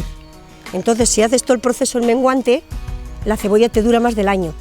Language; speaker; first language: Spanish; native; Spanish